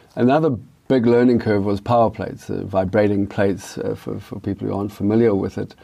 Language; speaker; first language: English; native; English